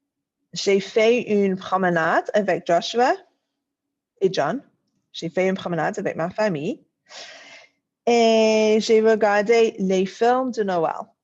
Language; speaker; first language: French; non-native, fluent; English